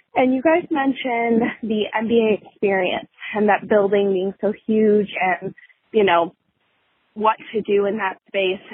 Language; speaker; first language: English; native; English